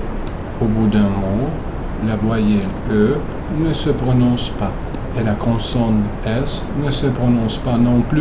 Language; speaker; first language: French; non-native, fluent; Russian